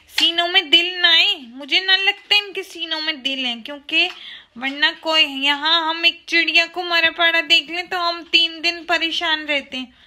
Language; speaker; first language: Urdu; native; Urdu